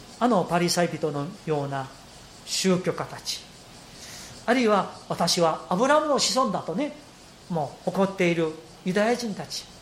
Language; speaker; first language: Japanese; non-native, fluent; Korean